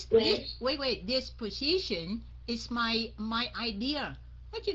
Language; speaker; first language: English; non-native, fluent; Vietnamese